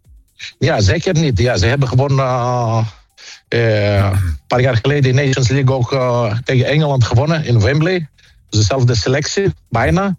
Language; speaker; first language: Dutch; non-native, fluent; Greek